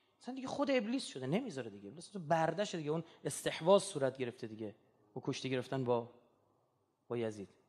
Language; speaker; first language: Persian; native; Persian